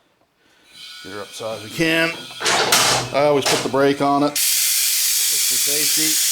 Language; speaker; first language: English; native; English